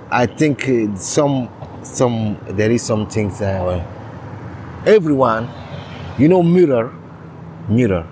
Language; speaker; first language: English; non-native, learner; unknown